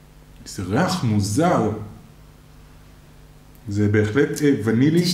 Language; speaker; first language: Hebrew; native; Hebrew